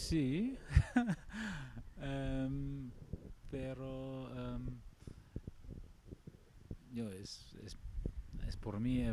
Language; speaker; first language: Spanish; non-native, learner; German